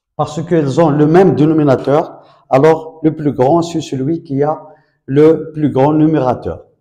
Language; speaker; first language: French; non-native, local second language; Arabic